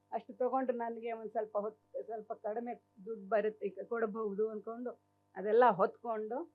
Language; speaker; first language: Kannada; native; Kannada